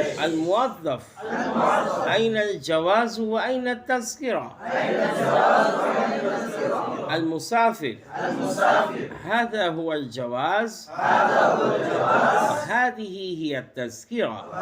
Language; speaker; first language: Arabic; non-native, fluent; Bangla